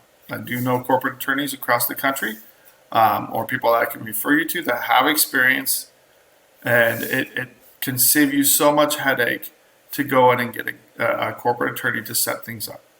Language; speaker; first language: English; native; English